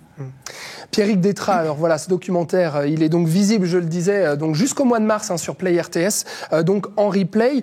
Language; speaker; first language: French; native; French